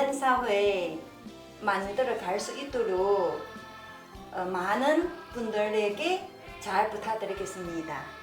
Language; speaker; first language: Korean; non-native, learner; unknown